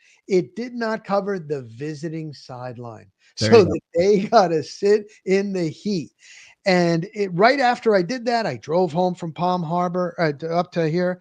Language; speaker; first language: English; native; English